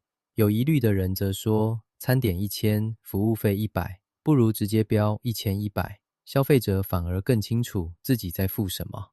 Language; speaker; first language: Chinese; native; Chinese